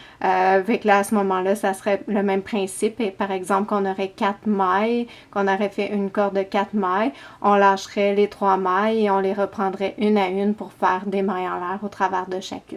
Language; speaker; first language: French; native; French